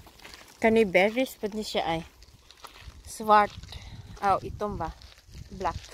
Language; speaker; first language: Swedish; non-native, learner; Cebuano